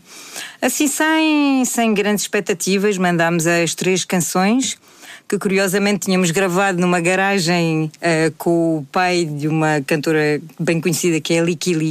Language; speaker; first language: Portuguese; native; Portuguese